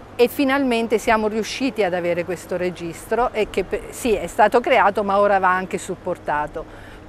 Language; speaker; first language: Italian; native; Italian